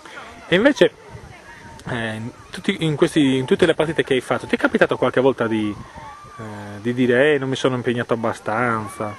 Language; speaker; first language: Italian; native; Italian